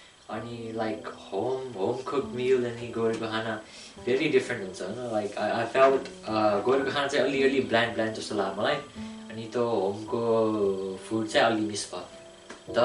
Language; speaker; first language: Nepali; early bilingual, heritage; Nepali